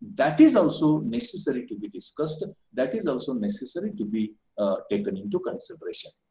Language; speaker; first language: English; non-native, local second language; Marathi